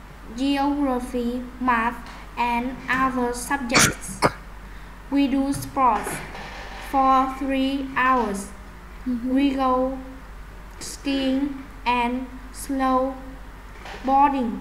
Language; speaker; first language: English; non-native, learner; Vietnamese